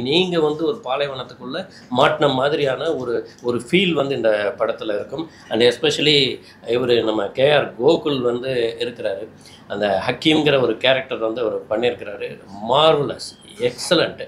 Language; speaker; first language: Tamil; native; Tamil